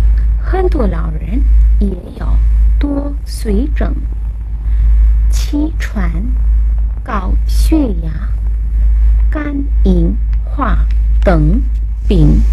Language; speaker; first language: Chinese; non-native, fluent; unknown